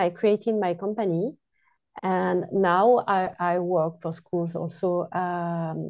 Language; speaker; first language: English; non-native, fluent; French